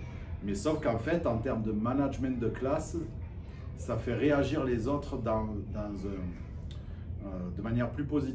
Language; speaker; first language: French; native; French